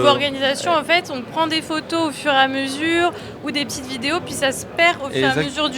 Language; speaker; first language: French; native; French